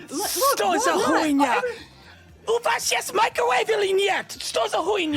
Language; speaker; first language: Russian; non-native, learner; English